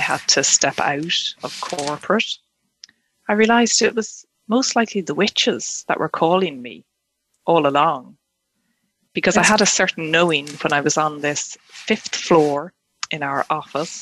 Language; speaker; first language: English; native; English